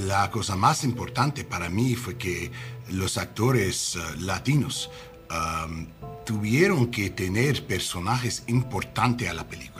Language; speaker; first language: Spanish; non-native, learner; English